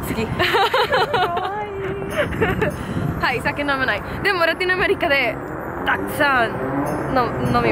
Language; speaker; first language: Japanese; non-native, learner; Spanish